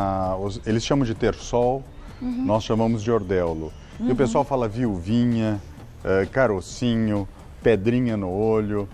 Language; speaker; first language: Portuguese; native; Portuguese